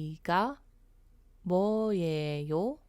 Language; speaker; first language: Korean; non-native, fluent; English